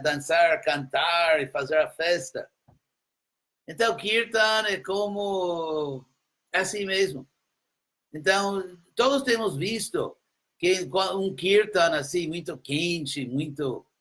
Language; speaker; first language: Portuguese; non-native, fluent; English